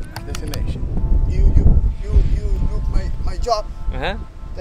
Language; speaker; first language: English; non-native, learner; Portuguese